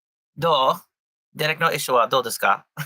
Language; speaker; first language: Japanese; non-native, learner; English